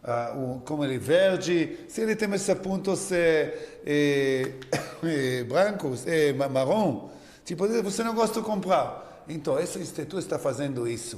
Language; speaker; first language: Portuguese; non-native, learner; Hebrew